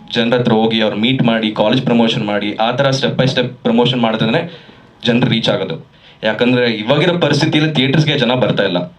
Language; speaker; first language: Kannada; native; Kannada